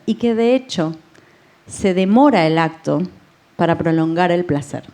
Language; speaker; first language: Spanish; native; Spanish